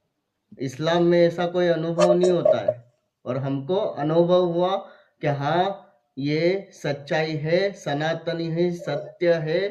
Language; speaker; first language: Hindi; native; Hindi